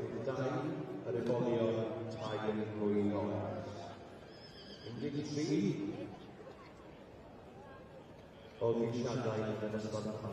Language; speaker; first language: Welsh; native; Welsh